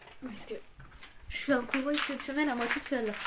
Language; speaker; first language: French; native; French